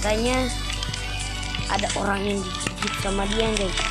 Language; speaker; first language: Indonesian; native; Indonesian